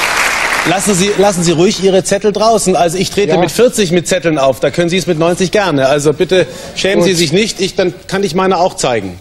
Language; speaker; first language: German; native; German